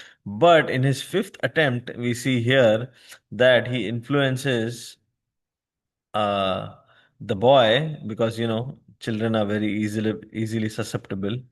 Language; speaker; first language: English; non-native, local second language; Hindi